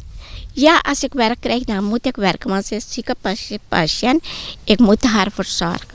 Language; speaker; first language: Dutch; non-native, local second language; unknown